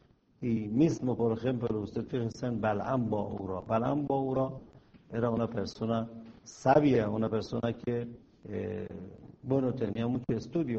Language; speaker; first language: Spanish; non-native, fluent; Persian